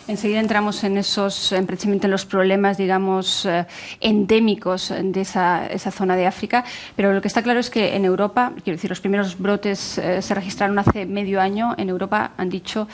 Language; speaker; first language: Spanish; native; Spanish